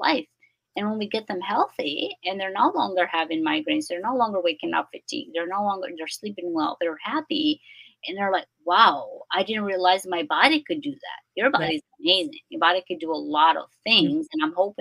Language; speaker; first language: English; non-native, fluent; Albanian